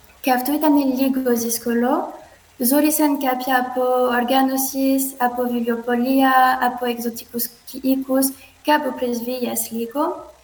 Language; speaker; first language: Greek; non-native, learner; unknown